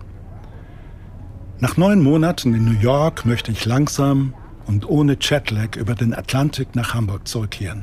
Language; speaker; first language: German; native; German